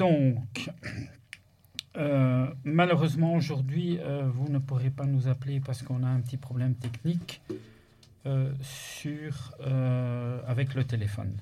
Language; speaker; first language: French; native; French